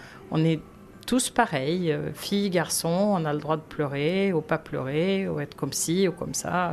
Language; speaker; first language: French; non-native, fluent; Swedish